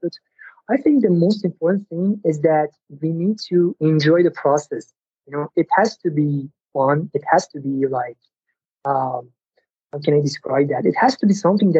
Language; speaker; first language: English; non-native, fluent; Persian